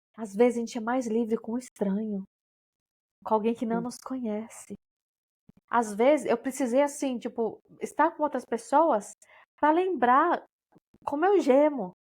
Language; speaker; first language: Portuguese; native; Portuguese